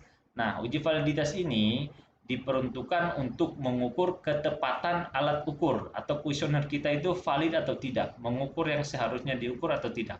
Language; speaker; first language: Indonesian; native; Indonesian